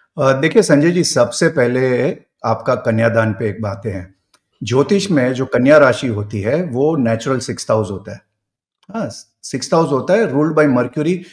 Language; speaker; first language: Hindi; non-native, local second language; Gujarati